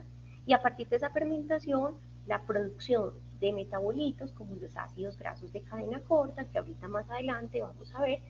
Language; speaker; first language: Spanish; native; Spanish